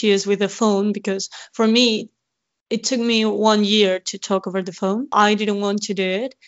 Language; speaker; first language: English; non-native, fluent; Spanish